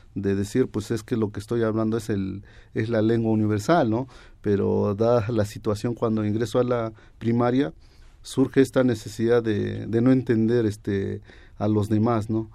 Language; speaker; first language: Spanish; non-native, local second language; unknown